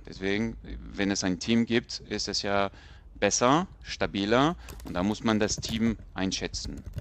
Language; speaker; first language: German; non-native, fluent; French